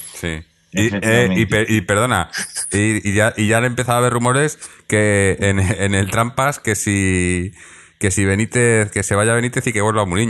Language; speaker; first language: Spanish; native; Spanish